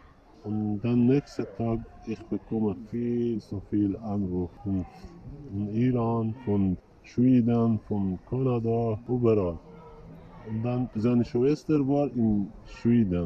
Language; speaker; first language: German; non-native, learner; Persian